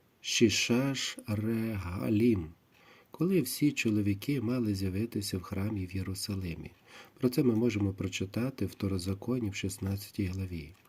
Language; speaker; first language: Ukrainian; native; Ukrainian